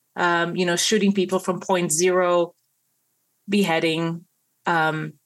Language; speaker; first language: English; non-native, fluent; Hebrew